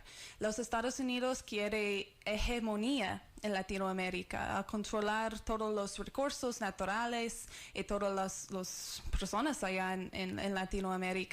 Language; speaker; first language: Spanish; non-native, learner; English